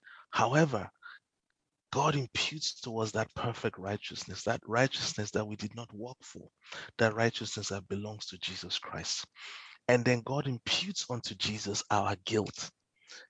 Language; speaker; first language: English; non-native, local second language; Yoruba